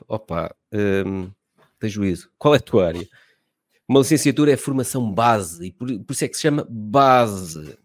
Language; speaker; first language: Portuguese; native; Portuguese